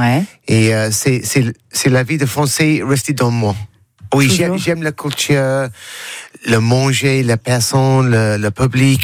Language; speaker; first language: French; non-native, learner; English